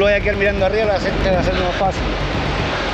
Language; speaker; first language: Spanish; native; Spanish